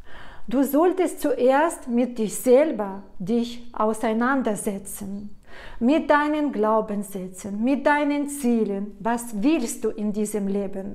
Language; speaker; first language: German; non-native, fluent; Russian